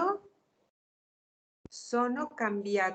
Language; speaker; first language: Italian; non-native, learner; Spanish